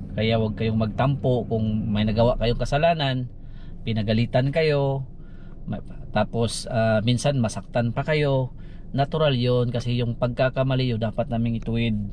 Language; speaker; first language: Filipino; non-native, local second language; Cebuano